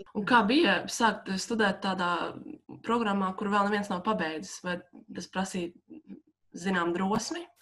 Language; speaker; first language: Latvian; native; Latvian